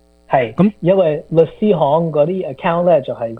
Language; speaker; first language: Chinese; early bilingual, heritage; Cantonese